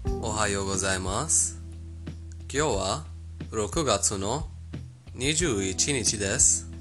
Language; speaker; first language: Japanese; non-native, fluent; Persian